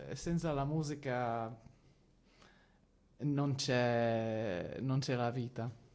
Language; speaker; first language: Italian; non-native, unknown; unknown